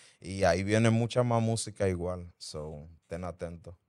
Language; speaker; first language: Spanish; early bilingual, heritage; Spanish